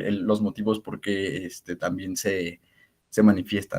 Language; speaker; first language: Spanish; native; Spanish